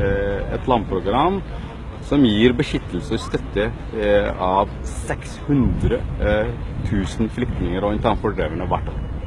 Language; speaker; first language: Norwegian; early bilingual, other home language; Somali